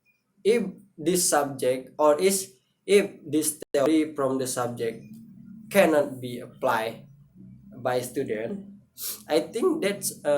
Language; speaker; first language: English; non-native, learner; Indonesian